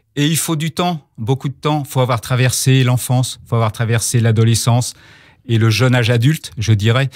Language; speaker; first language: French; native; French